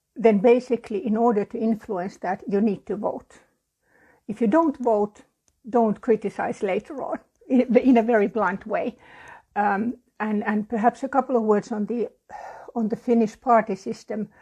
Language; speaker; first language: English; non-native, fluent; Finnish